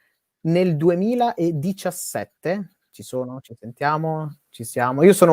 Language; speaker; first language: Italian; native; Italian